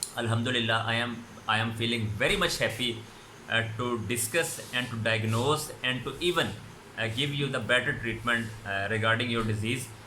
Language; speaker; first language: English; non-native, local second language; Urdu